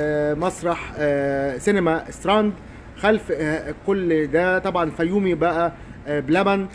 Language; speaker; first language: Arabic; native; Arabic